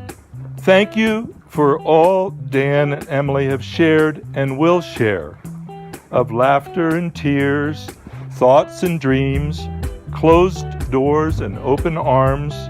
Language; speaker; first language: English; native; English